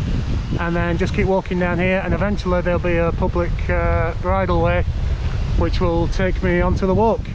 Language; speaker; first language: English; native; English